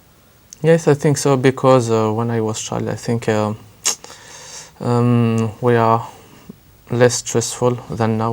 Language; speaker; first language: English; non-native, learner; French